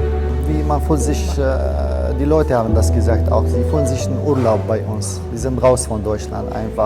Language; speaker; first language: German; non-native, learner; Arabic